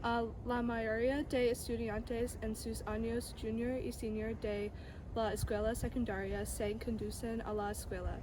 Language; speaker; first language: Spanish; non-native, learner; English